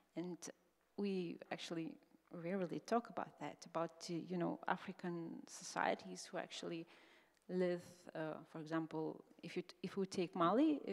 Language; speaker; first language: English; non-native, fluent; Lithuanian